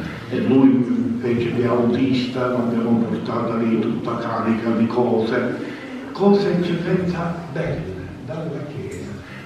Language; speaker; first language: Italian; native; Italian